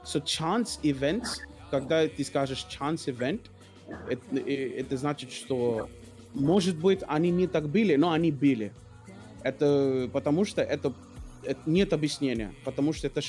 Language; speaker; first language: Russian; non-native, learner; English